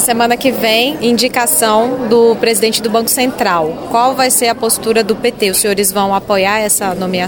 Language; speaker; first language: Portuguese; native; Portuguese